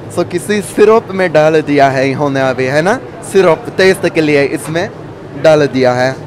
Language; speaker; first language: Hindi; non-native, fluent; Japanese